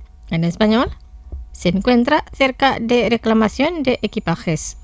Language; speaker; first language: Spanish; non-native, fluent; Indonesian